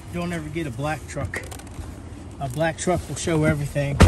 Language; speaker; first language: English; native; English